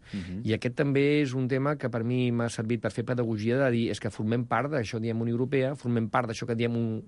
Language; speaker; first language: Catalan; native; Catalan